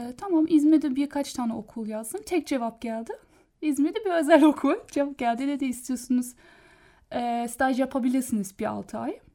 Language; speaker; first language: Turkish; non-native, learner; German